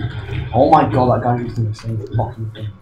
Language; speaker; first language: English; native; English